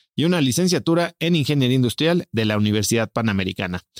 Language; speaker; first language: Spanish; native; Spanish